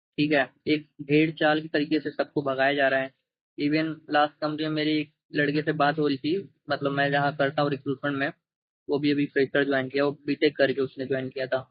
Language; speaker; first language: Hindi; native; Hindi